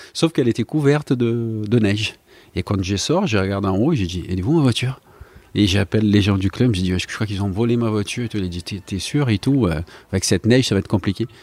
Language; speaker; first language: French; non-native, fluent; Portuguese